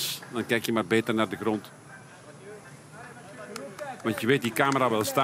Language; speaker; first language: Dutch; native; Dutch